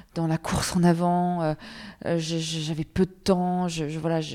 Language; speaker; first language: French; native; French